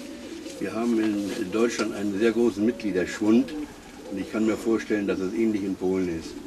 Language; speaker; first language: German; native; German